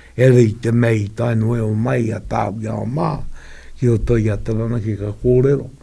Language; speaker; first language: Māori; native; Māori